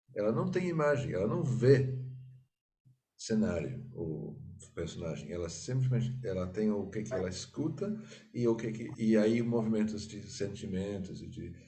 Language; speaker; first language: Portuguese; non-native, fluent; English